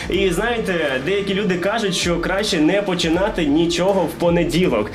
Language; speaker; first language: Ukrainian; native; Ukrainian